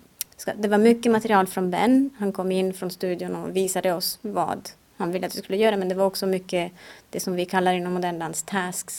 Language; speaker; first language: Swedish; non-native, fluent; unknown